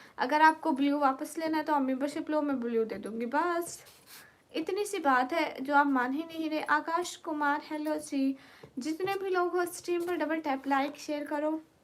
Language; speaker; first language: Urdu; non-native, local second language; Saraiki